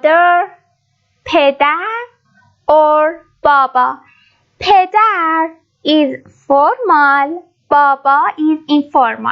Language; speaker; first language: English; non-native, learner; Persian